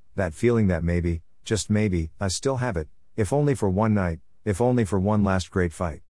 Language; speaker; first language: English; native; English